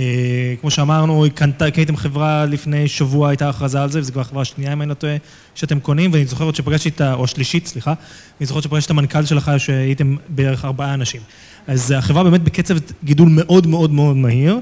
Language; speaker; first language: Hebrew; native; Hebrew